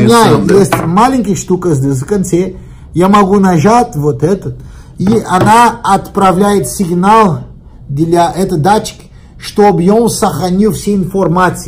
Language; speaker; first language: Russian; non-native, learner; Portuguese